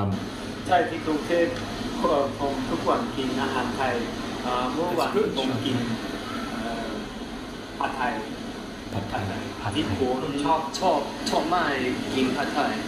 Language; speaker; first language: Thai; non-native, learner; English